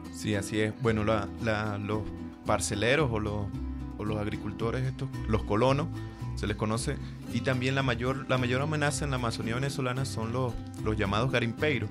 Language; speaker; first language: Spanish; native; Spanish